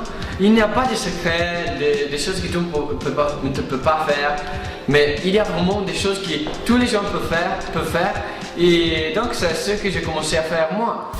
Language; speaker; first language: French; non-native, fluent; Italian